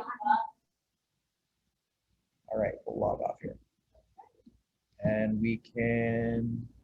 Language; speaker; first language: English; native; English